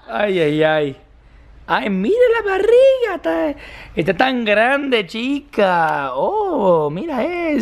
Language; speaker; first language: Spanish; non-native, learner; English